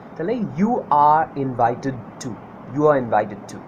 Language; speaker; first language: English; non-native, local second language; Bangla